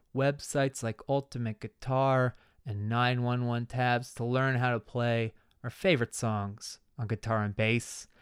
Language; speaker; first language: English; native; English